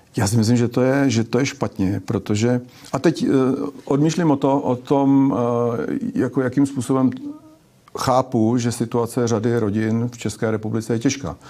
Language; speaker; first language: Czech; native; Czech